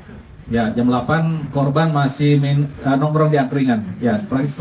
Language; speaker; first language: Indonesian; native; Indonesian